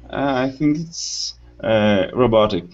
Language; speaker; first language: English; non-native, learner; Portuguese